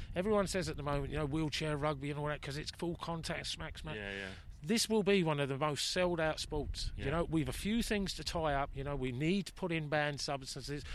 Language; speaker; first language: English; native; English